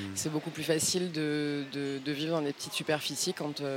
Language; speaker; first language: French; native; French